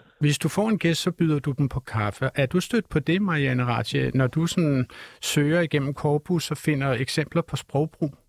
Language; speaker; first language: Danish; native; Danish